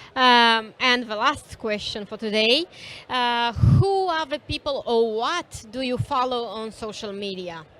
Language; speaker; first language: English; non-native, fluent; Romanian